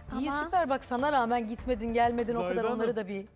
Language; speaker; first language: Turkish; native; Turkish